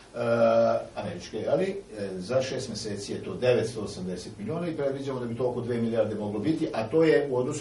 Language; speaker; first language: Serbian; native; Serbian